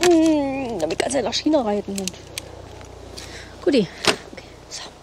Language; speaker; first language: German; native; German